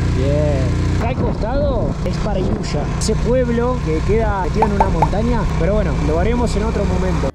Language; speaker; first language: Spanish; native; Spanish